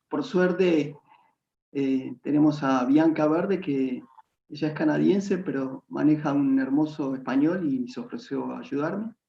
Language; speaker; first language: Spanish; native; Spanish